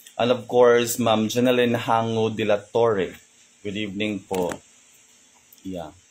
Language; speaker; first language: Filipino; non-native, local second language; Cebuano